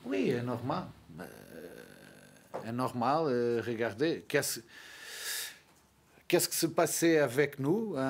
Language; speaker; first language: French; non-native, learner; Portuguese